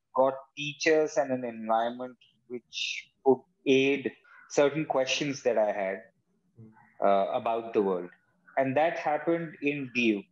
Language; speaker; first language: English; non-native, local second language; Hindi